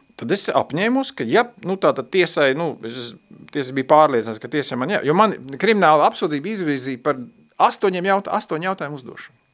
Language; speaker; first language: Latvian; native; Latvian